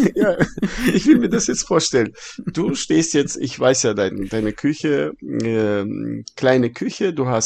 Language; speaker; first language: German; non-native, fluent; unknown